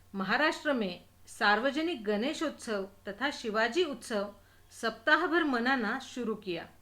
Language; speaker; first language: Hindi; non-native, local second language; Marathi